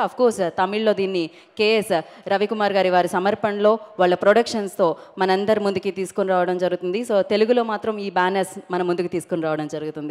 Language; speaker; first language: Telugu; native; Telugu